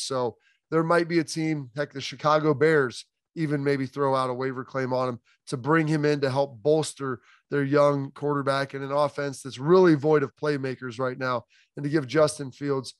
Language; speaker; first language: English; native; English